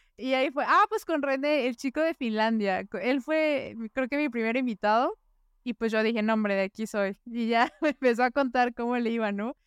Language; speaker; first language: Spanish; native; Spanish